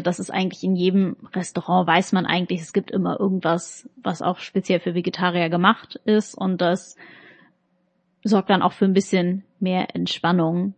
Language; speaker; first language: German; native; German